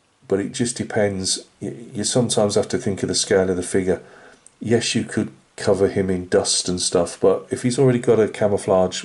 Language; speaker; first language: English; native; English